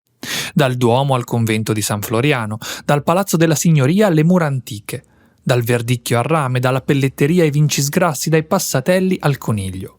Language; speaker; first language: Italian; native; Italian